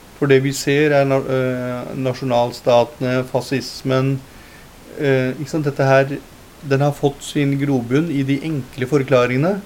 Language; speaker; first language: Norwegian; early bilingual, other home language; Punjabi